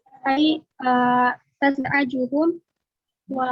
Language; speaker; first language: Arabic; non-native, learner; Indonesian